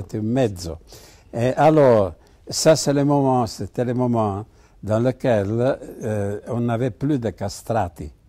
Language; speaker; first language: French; non-native, fluent; Italian